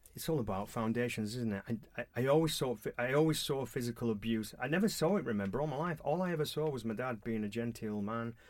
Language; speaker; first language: English; native; English